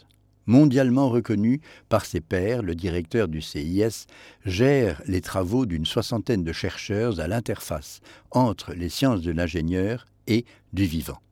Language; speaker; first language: French; native; French